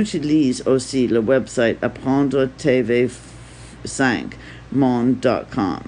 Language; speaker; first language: French; non-native, learner; English